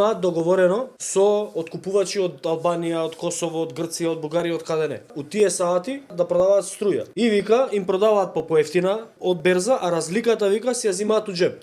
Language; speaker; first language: Macedonian; native; Macedonian